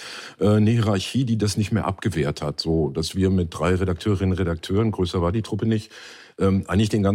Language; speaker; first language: German; native; German